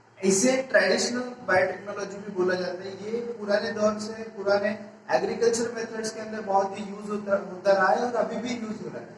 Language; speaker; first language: Hindi; non-native, local second language; Marathi